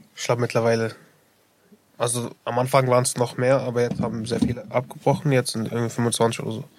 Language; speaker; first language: German; early bilingual, other home language; Arabic